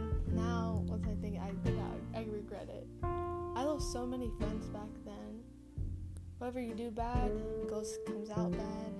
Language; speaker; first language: English; early bilingual, other home language; Spanish